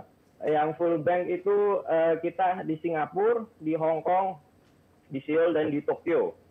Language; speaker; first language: Indonesian; native; Indonesian